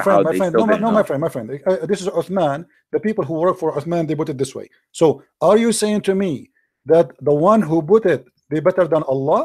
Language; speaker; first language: English; non-native, fluent; Arabic